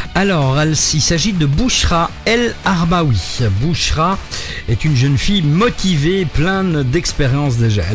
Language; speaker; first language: French; native; French